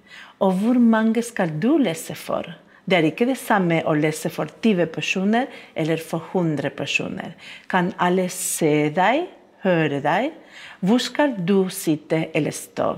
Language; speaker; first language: Norwegian; non-native, fluent; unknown